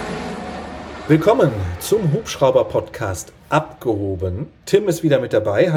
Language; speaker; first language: German; native; German